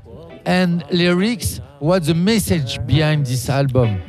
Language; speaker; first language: English; non-native, learner; French